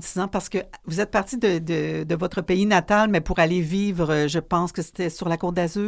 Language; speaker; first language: French; native; French